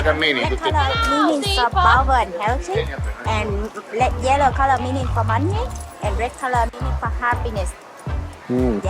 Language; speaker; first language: English; non-native, learner; Vietnamese